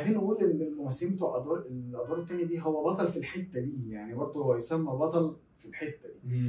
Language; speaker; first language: Arabic; native; Arabic